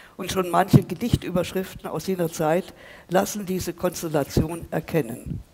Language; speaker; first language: German; native; German